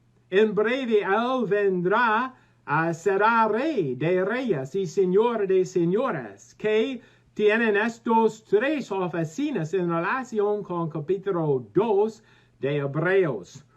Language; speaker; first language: Spanish; non-native, learner; English